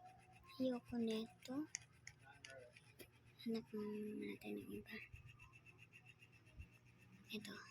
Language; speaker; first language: Filipino; non-native, local second language; Cebuano